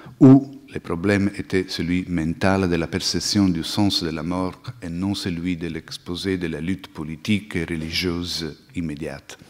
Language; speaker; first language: French; non-native, fluent; Italian